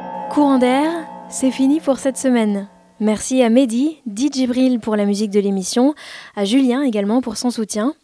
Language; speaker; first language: French; native; French